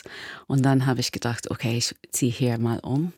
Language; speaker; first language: German; non-native, learner; English